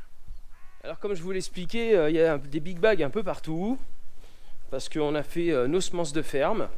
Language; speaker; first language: French; native; French